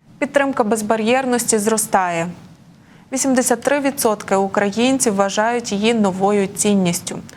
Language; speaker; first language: Ukrainian; native; Ukrainian